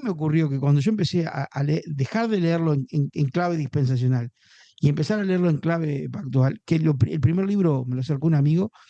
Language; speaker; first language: Spanish; native; Spanish